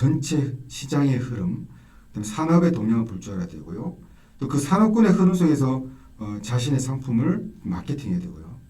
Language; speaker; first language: Korean; native; Korean